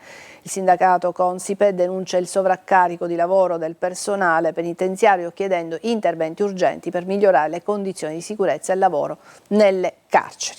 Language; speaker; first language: Italian; native; Italian